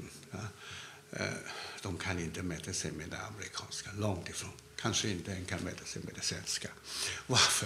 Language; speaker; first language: Swedish; non-native, fluent; Cantonese